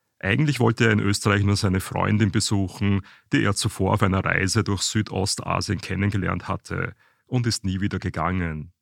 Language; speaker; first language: German; native; German